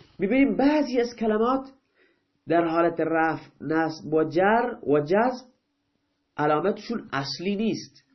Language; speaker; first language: Persian; non-native, local second language; Baluchi